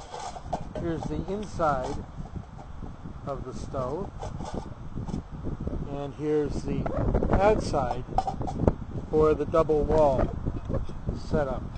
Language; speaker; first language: English; native; English